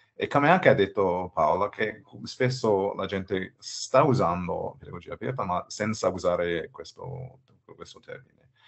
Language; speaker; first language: Italian; non-native, learner; English